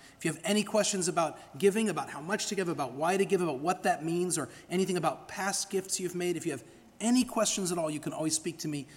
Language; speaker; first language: English; native; English